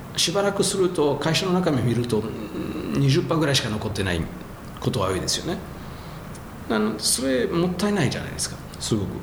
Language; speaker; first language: Japanese; non-native, fluent; French